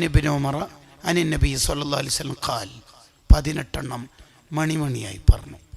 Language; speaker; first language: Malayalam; native; Malayalam